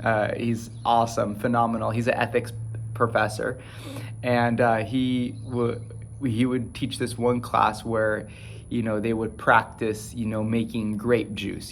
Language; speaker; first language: English; native; English